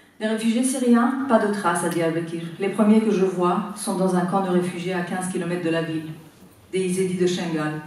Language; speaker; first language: French; non-native, fluent; Persian